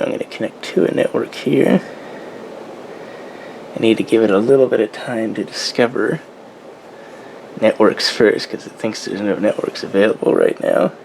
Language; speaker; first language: English; native; English